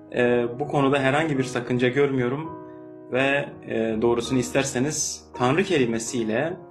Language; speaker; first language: Turkish; non-native, local second language; Kurdish